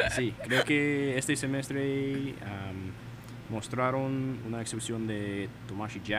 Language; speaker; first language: Spanish; non-native, learner; English